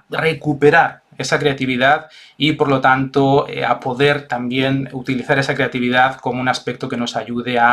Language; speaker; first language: Spanish; native; Spanish